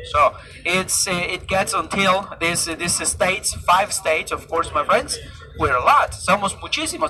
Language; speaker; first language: English; non-native, fluent; Spanish